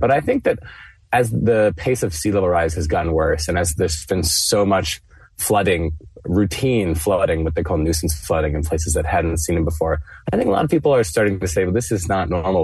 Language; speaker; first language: English; native; English